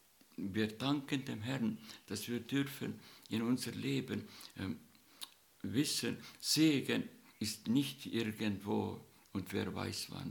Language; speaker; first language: German; non-native, learner; Estonian